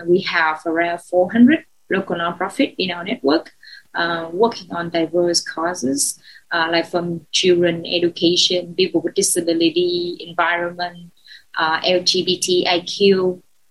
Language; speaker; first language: English; non-native, fluent; Vietnamese